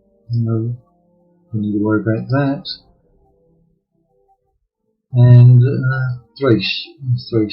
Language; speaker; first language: English; native; English